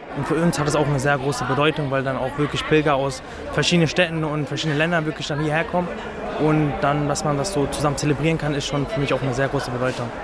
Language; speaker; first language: German; early bilingual, other home language; Tamil